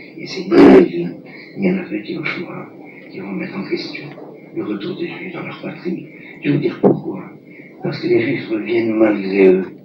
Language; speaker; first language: French; non-native, local second language; Arabic